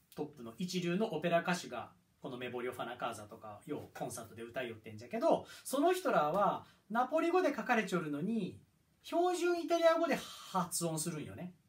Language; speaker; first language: Japanese; native; Japanese